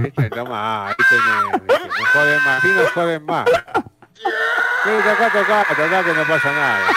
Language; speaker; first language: Spanish; native; Spanish